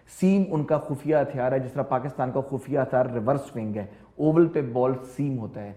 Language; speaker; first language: Urdu; native; Urdu